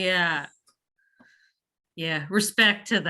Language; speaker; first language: English; native; English